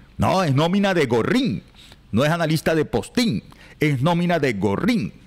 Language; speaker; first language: Spanish; native; Spanish